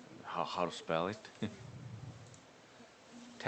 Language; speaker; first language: English; non-native, learner; Korean